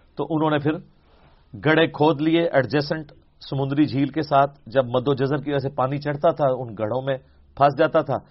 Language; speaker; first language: Urdu; non-native, local second language; Punjabi